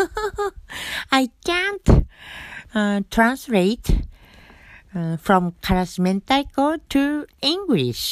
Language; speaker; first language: English; non-native, learner; Japanese